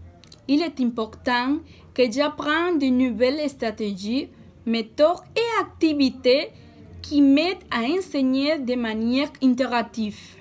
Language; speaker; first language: French; non-native, learner; Spanish